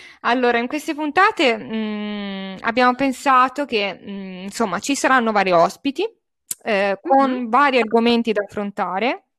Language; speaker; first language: Italian; native; Italian